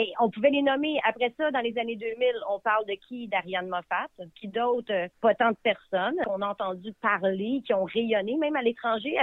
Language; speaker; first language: French; native; French